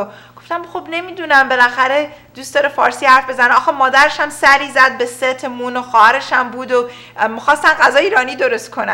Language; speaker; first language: Persian; early bilingual, heritage; Persian